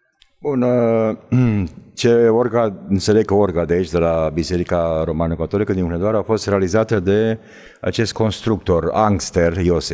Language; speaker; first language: Romanian; native; Romanian